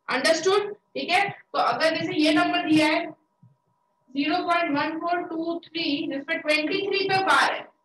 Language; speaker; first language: Hindi; native; Hindi